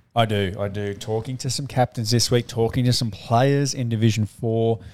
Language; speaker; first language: English; native; English